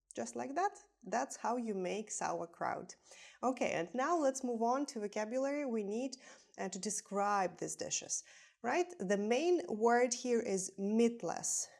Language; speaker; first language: English; non-native, fluent; Ukrainian